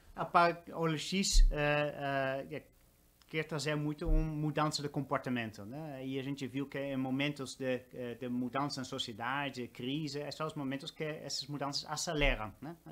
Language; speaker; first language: Portuguese; non-native, fluent; Dutch